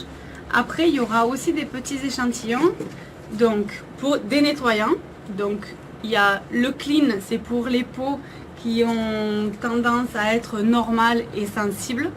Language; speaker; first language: French; native; French